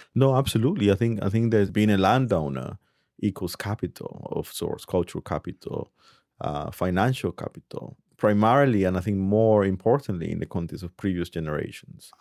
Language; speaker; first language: English; early bilingual, other home language; Spanish